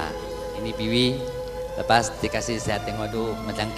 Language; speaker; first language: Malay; non-native, local second language; Chinese